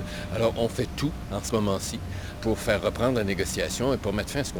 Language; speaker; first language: French; native; French